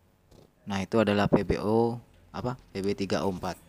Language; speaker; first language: Indonesian; non-native, local second language; Madurese